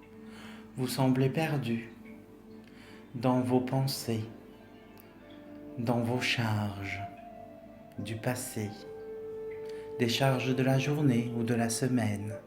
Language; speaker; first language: French; native; French